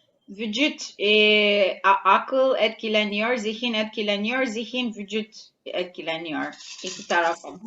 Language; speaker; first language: Turkish; non-native, learner; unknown